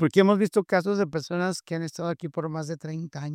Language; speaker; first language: Spanish; native; Spanish